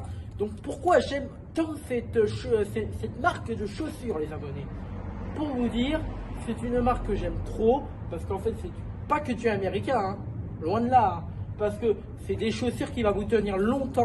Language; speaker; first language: French; native; French